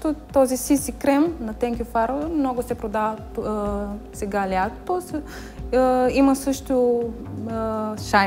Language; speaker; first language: Bulgarian; non-native, learner; Romanian